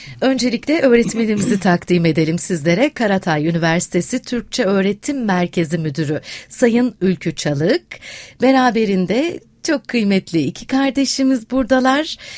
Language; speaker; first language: Turkish; native; Turkish